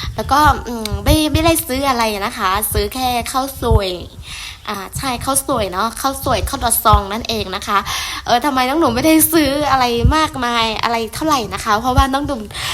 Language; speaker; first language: Thai; non-native, local second language; Shan